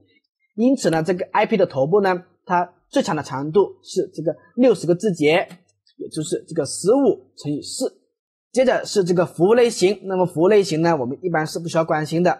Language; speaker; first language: Chinese; native; Chinese